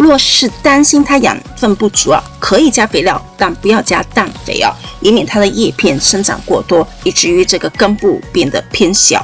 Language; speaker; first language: Chinese; native; Chinese